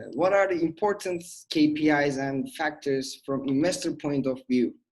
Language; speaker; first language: English; non-native, fluent; Turkish